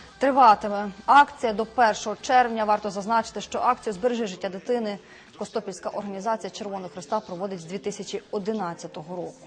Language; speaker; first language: Ukrainian; native; Ukrainian